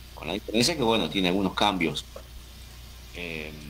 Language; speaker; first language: Spanish; native; Spanish